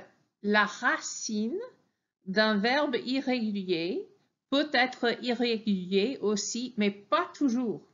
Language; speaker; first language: French; non-native, fluent; English